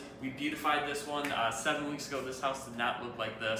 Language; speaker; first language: English; native; English